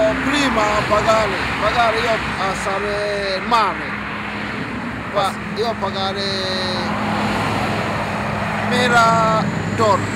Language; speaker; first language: Italian; non-native, learner; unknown